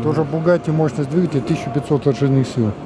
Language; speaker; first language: Russian; native; Russian